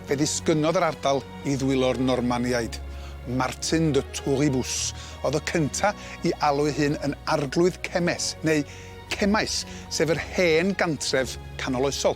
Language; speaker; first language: Welsh; native; Welsh